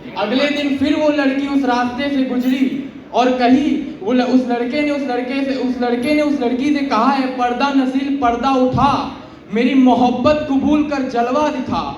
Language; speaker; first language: Hindi; native; Hindi